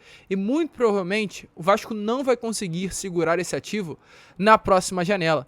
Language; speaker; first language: Portuguese; native; Portuguese